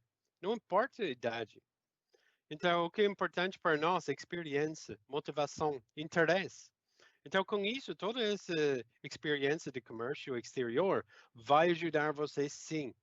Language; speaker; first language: Portuguese; non-native, fluent; English